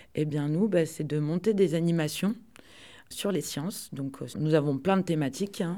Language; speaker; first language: French; native; French